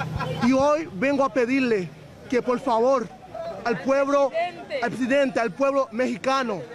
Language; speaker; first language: Spanish; non-native, fluent; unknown